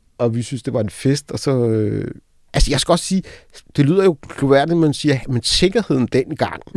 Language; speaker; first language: Danish; early bilingual, other home language; Arabic